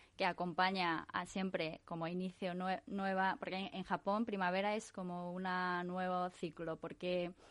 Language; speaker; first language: Spanish; non-native, fluent; Japanese